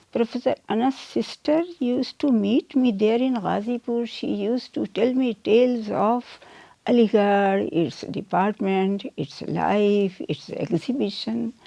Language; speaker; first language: English; non-native, local second language; Urdu